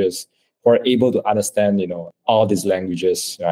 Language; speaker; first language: English; non-native, local second language; Chinese